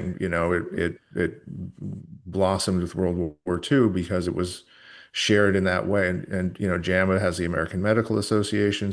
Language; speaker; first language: English; native; English